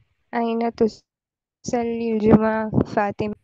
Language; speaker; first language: Arabic; non-native, learner; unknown